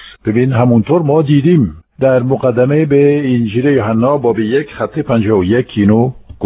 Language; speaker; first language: Persian; non-native, fluent; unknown